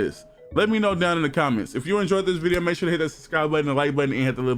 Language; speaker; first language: English; native; English